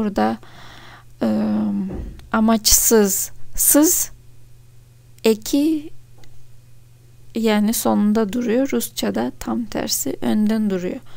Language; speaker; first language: Turkish; non-native, fluent; Russian